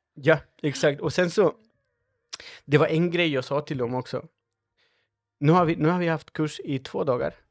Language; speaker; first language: Swedish; non-native, fluent; Spanish